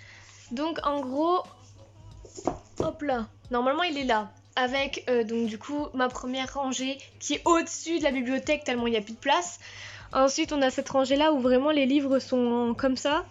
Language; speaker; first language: French; native; French